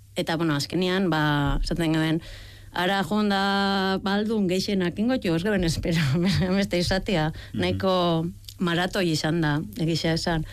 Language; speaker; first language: Basque; native; Basque